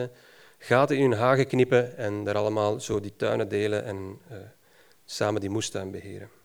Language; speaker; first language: Dutch; native; Dutch